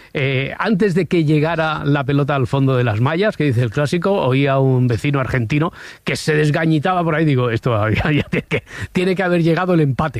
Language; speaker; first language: Spanish; native; Spanish